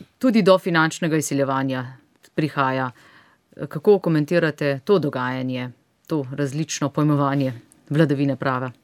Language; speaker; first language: Slovenian; native; Slovenian